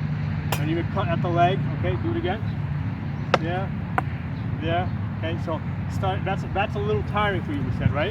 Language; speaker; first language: English; native; English